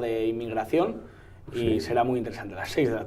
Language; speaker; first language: Spanish; native; Spanish